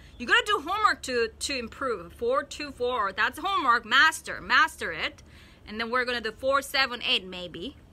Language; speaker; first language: English; non-native, fluent; Korean